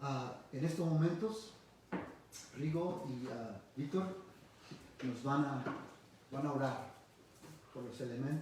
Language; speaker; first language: Spanish; early bilingual, heritage; Spanish